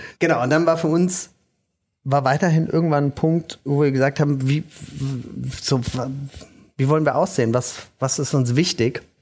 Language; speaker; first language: German; native; German